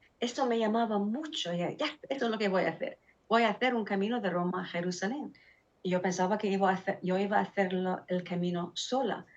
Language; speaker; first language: Spanish; non-native, fluent; Arabic